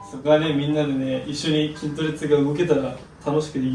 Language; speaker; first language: Japanese; native; Japanese